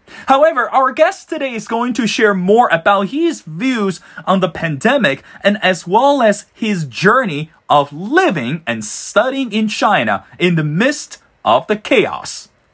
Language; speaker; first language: English; non-native, fluent; Chinese